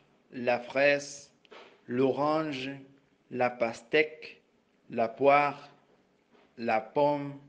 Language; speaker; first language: French; non-native, fluent; Spanish